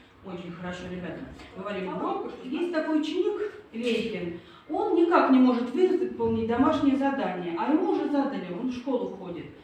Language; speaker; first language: Russian; native; Russian